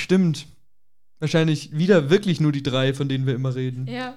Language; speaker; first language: German; native; German